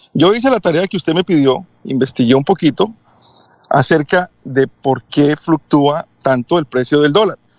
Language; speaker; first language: Spanish; native; Spanish